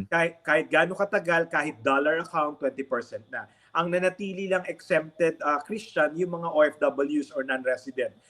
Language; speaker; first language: Filipino; native; Filipino